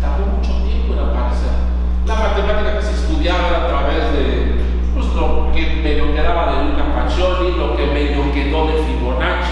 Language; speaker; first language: Spanish; native; Spanish